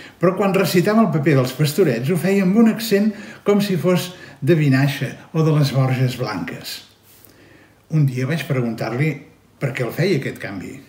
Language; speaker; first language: Catalan; native; Catalan